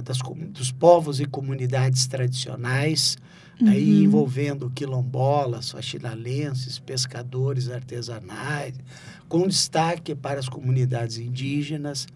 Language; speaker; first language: Portuguese; native; Portuguese